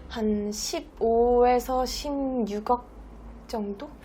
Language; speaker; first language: Korean; native; Korean